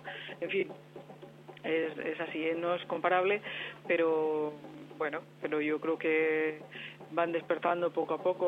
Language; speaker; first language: Spanish; native; Spanish